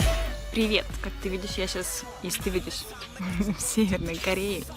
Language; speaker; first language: Russian; native; Russian